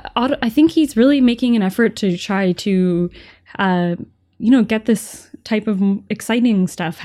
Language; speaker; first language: English; native; English